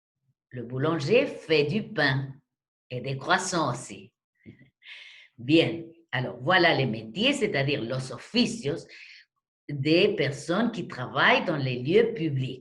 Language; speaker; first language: French; non-native, fluent; Spanish